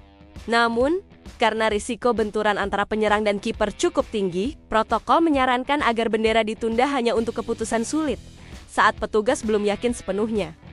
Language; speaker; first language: Indonesian; native; Indonesian